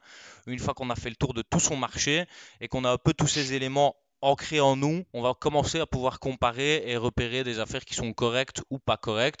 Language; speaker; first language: French; native; French